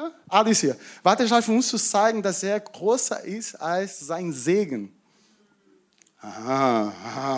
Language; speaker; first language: German; non-native, fluent; Portuguese